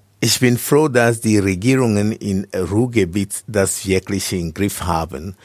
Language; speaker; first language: German; non-native, fluent; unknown